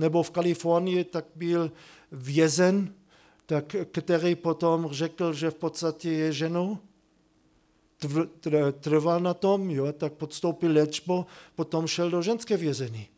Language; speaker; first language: Czech; non-native, fluent; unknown